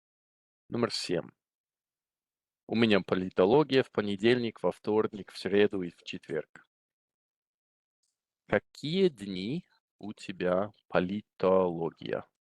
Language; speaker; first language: Russian; non-native, fluent; English